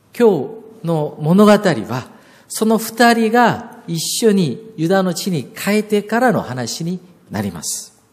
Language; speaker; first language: Japanese; non-native, fluent; Korean